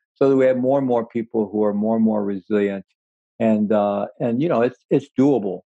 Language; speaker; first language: English; native; English